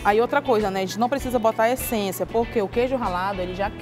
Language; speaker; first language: Portuguese; native; Portuguese